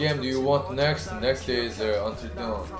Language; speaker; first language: English; non-native, learner; Korean